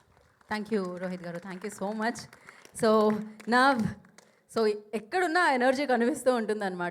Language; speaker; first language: Telugu; native; Telugu